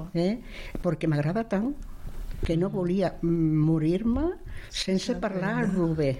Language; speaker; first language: Catalan; non-native, local second language; Spanish